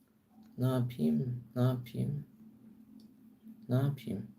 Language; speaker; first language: Turkish; non-native, learner; Filipino